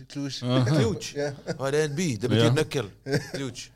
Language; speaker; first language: Norwegian; early bilingual, other home language; Bosnian